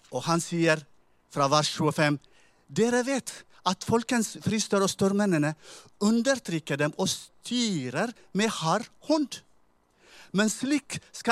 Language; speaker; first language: Norwegian; non-native, fluent; Tigrinya